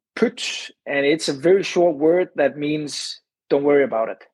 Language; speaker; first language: English; non-native, fluent; Danish